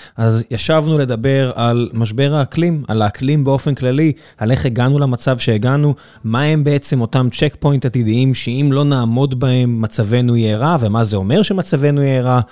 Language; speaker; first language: Hebrew; native; Hebrew